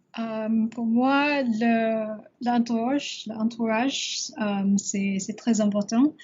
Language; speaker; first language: French; non-native, learner; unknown